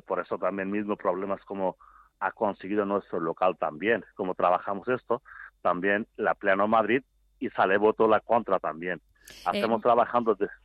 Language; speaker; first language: Spanish; non-native, learner; Bangla